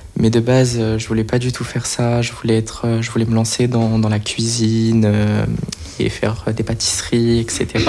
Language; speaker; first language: French; early bilingual, other home language; Portuguese